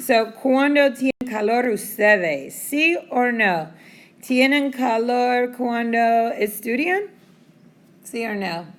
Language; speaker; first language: Spanish; non-native, fluent; English